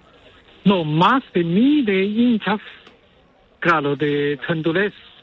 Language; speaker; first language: Spanish; non-native, learner; Chinese